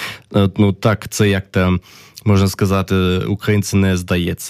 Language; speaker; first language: Ukrainian; non-native, learner; German